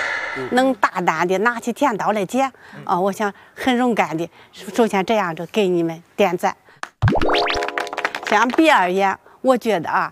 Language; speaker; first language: Chinese; native; Chinese